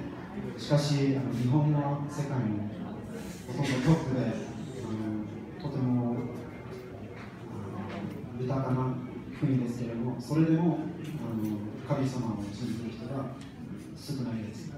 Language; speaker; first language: Japanese; non-native, learner; Vietnamese